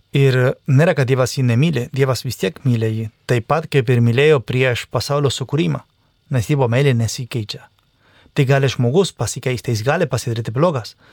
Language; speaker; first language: Lithuanian; non-native, fluent; Spanish